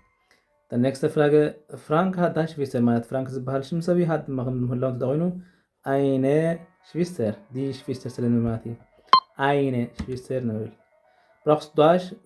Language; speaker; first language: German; non-native, fluent; Tigrinya